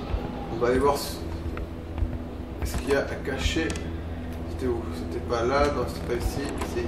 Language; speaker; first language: French; native; French